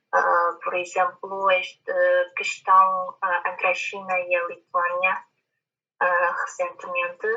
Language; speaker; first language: Portuguese; non-native, fluent; Chinese